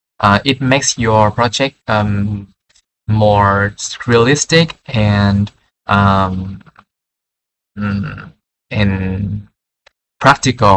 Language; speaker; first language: English; non-native, fluent; Vietnamese